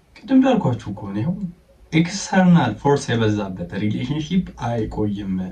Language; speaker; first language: Amharic; native; Amharic